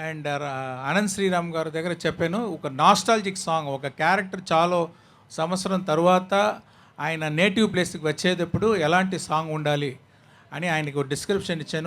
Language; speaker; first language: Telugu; non-native, learner; Tamil